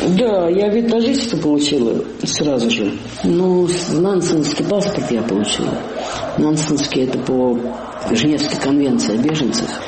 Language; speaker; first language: Russian; native; Russian